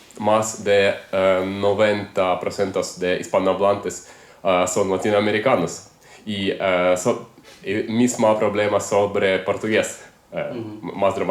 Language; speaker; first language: Spanish; non-native, learner; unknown